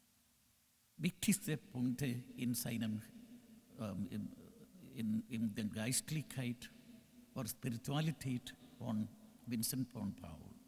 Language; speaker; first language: German; non-native, learner; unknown